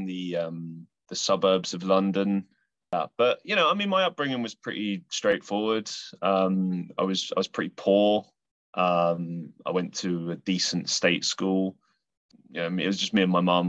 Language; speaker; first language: English; native; English